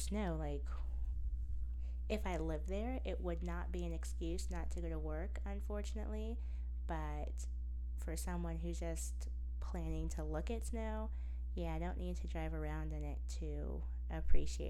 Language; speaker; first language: English; native; English